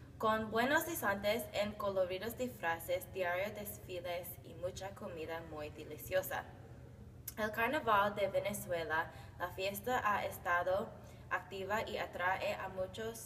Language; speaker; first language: Spanish; non-native, learner; English